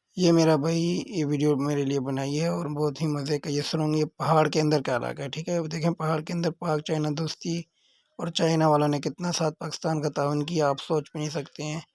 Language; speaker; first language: Urdu; non-native, local second language; Northern Hindko